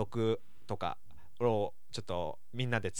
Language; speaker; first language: Japanese; native; Japanese